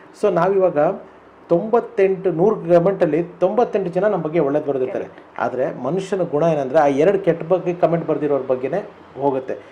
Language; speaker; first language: Kannada; native; Kannada